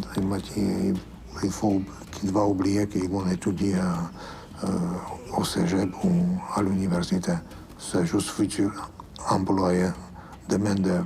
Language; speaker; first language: French; non-native, fluent; Slovak